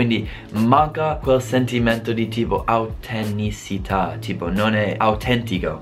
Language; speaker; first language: Italian; non-native, fluent; English